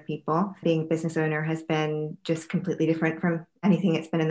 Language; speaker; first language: English; native; English